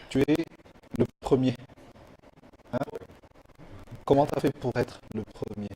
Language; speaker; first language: French; non-native, local second language; Malagasy